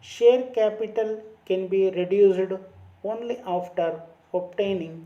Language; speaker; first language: English; non-native, local second language; Kannada